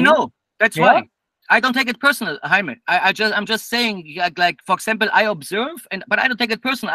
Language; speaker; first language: English; non-native, fluent; German